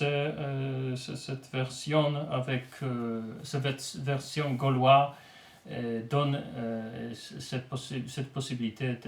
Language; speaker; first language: French; non-native, learner; Polish